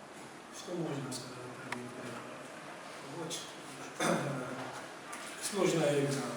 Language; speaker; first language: Russian; non-native, fluent; Georgian